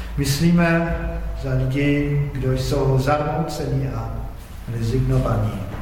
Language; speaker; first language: Czech; non-native, fluent; Polish